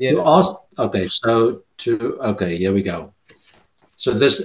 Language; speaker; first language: English; non-native, local second language; Afrikaans